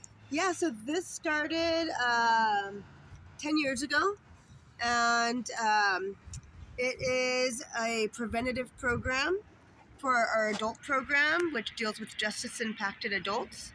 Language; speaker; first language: English; native; English